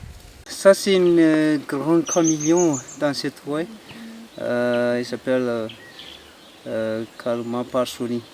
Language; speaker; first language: French; non-native, local second language; Malagasy